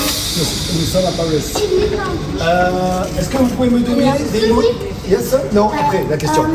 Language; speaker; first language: French; native; French